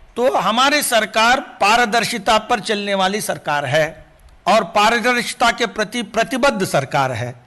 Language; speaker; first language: Hindi; non-native, local second language; Telugu